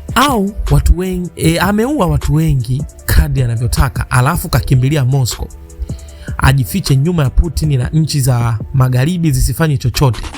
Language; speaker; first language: Swahili; native; Swahili